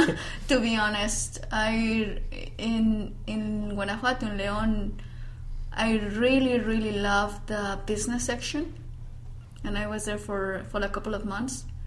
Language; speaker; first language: English; non-native, fluent; Spanish